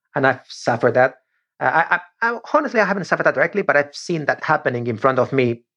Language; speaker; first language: English; non-native, fluent; Spanish